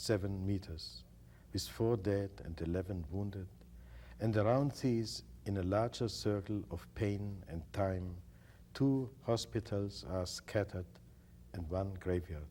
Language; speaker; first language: English; non-native, fluent; German